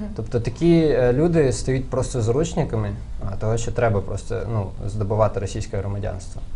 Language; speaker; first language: Ukrainian; non-native, local second language; Crimean Tatar